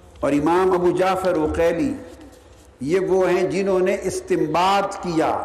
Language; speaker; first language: Urdu; non-native, local second language; Punjabi